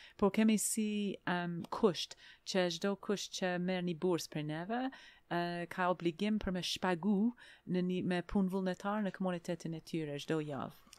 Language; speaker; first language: Albanian; non-native, fluent; English